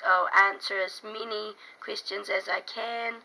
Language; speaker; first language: English; native; English